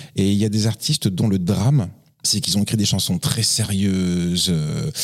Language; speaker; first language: French; native; French